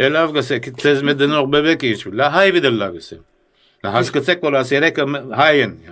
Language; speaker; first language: Armenian; early bilingual, heritage; Armenian